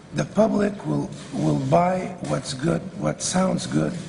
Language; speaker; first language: English; non-native, fluent; French